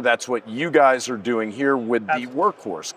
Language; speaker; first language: English; native; English